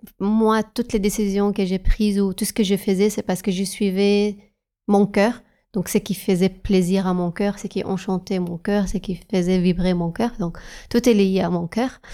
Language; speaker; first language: French; non-native, fluent; Arabic